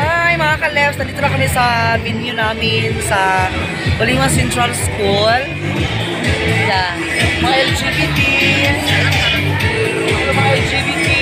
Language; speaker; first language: Filipino; non-native, local second language; Cebuano